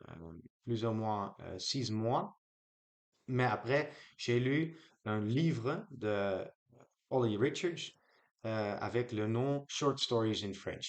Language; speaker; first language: French; non-native, learner; Dutch